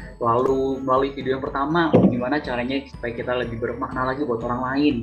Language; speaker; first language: Indonesian; native; Indonesian